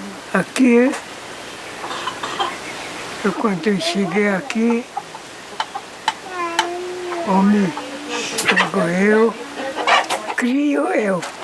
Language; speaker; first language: Portuguese; non-native, learner; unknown